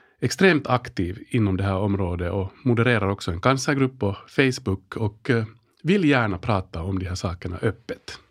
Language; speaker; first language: Swedish; native; Swedish